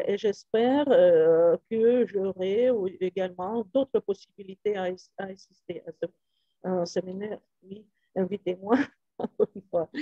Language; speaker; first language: French; non-native, fluent; Russian